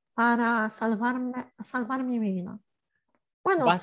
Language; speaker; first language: Spanish; non-native, fluent; Polish